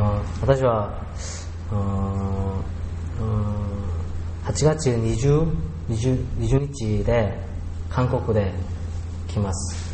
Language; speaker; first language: Japanese; non-native, learner; Korean